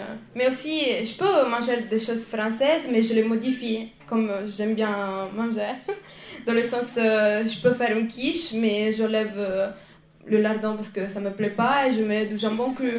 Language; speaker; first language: French; non-native, fluent; Italian